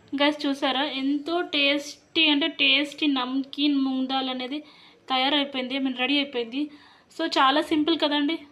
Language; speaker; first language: Telugu; non-native, local second language; Lambadi